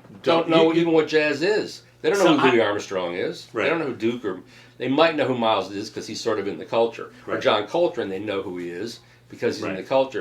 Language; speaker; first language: English; native; English